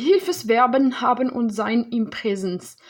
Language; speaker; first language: German; non-native, learner; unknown